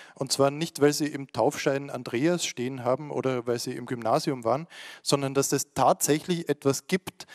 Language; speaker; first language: German; native; German